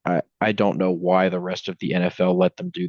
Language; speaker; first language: English; native; English